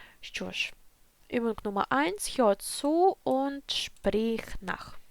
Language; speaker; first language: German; non-native, fluent; Ukrainian